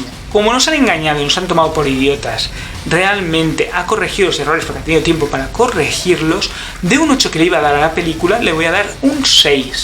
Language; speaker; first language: Spanish; native; Spanish